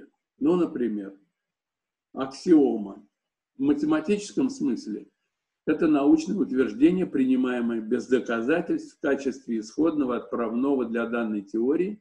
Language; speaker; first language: Russian; native; Russian